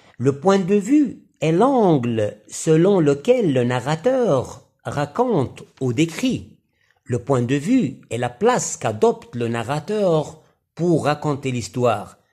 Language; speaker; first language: French; non-native, local second language; Arabic